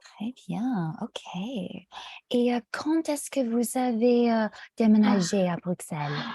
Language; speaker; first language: French; non-native, fluent; English